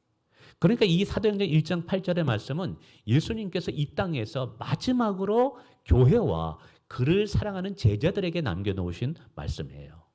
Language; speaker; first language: Korean; native; Korean